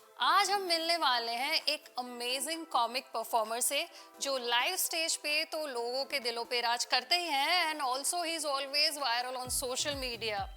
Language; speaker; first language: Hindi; non-native, local second language; Gujarati